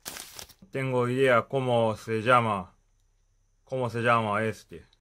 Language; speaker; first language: Spanish; non-native, learner; Japanese